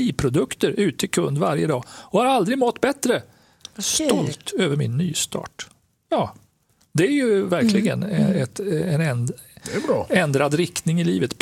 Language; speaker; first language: Swedish; native; Swedish